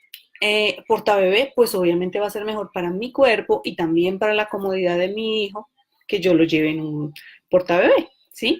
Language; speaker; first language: Spanish; native; Spanish